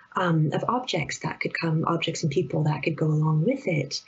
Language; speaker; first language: English; native; English